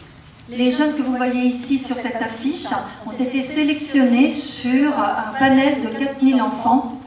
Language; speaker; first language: French; native; French